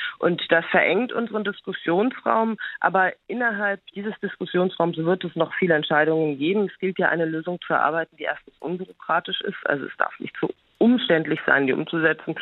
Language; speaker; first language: German; native; German